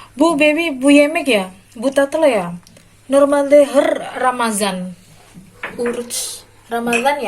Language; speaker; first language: Turkish; non-native, learner; Indonesian